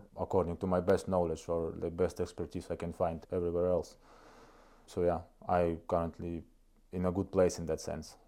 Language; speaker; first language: English; non-native, fluent; Estonian